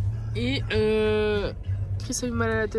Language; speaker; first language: French; native; French